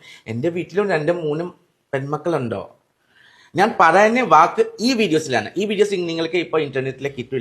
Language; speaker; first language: Malayalam; non-native, fluent; Assamese